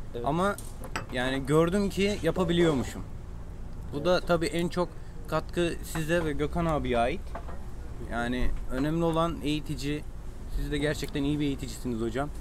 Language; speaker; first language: Turkish; native; Turkish